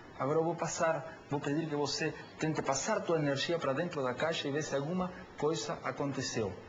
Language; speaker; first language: Portuguese; non-native, fluent; Spanish